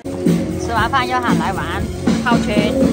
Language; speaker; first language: Chinese; native; Chinese